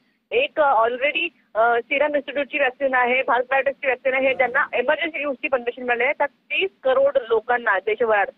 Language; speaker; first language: Marathi; native; Marathi